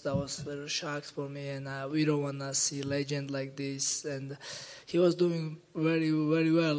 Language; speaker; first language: English; non-native, learner; Georgian